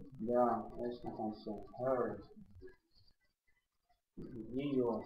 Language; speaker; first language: Russian; native; Russian